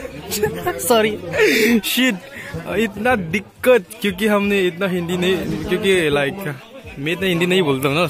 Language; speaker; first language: Hindi; non-native, local second language; Karbi